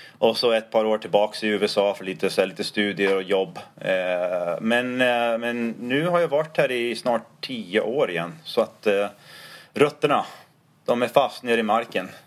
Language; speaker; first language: Swedish; non-native, fluent; English